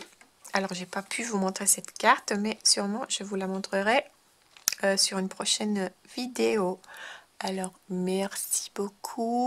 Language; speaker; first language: French; non-native, fluent; Spanish